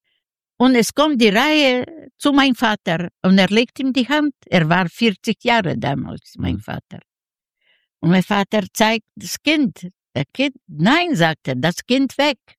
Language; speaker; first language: German; non-native, learner; Yiddish